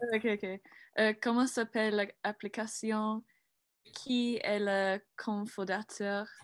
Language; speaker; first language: French; non-native, learner; English